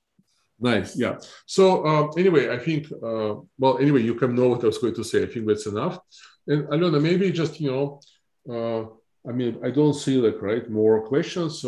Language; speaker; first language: English; non-native, fluent; Russian